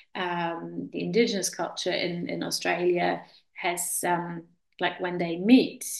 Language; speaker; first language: English; non-native, fluent; German